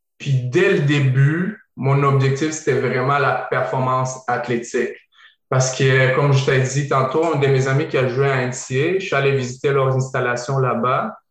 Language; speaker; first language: French; early bilingual, other home language; Bosnian